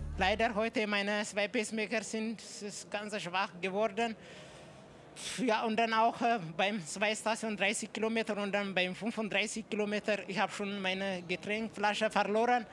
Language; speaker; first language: German; non-native, fluent; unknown